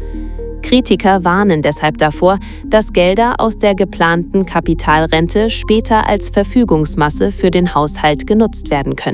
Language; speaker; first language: German; native; German